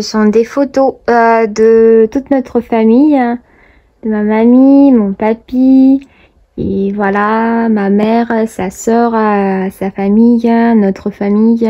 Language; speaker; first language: French; non-native, fluent; Russian